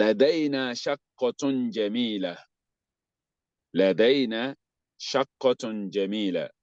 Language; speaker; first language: Arabic; non-native, fluent; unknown